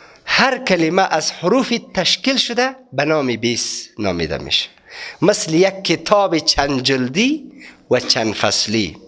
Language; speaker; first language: Persian; native; Persian